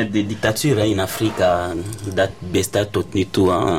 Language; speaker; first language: Dutch; non-native, learner; French